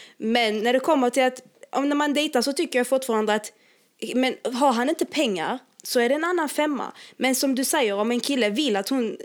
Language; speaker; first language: Swedish; early bilingual, other home language; Arabic